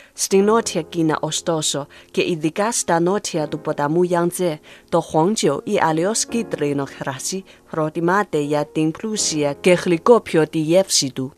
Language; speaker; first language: Greek; non-native, fluent; Chinese